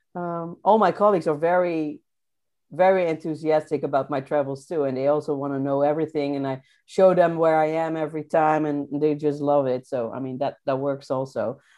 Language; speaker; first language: English; non-native, fluent; Dutch